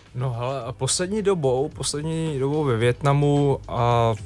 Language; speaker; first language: Czech; early bilingual, other home language; Vietnamese